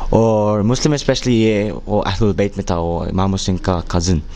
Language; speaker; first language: Hindi; early bilingual, heritage; Hindi